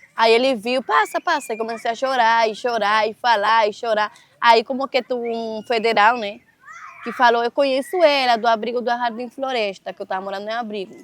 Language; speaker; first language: Portuguese; non-native, fluent; Spanish